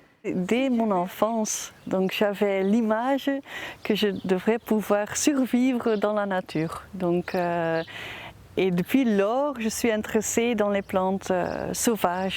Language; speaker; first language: French; non-native, fluent; Dutch